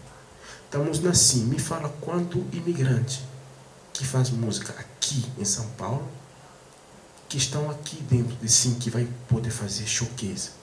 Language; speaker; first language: Portuguese; non-native, fluent; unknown